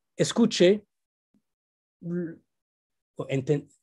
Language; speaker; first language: Spanish; non-native, fluent; Arabic